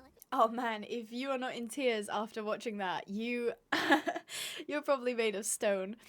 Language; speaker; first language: English; native; English